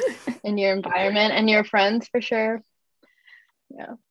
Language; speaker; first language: English; early bilingual, other home language; Japanese